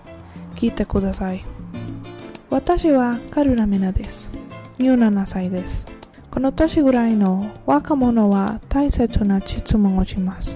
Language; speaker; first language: Japanese; non-native, learner; Spanish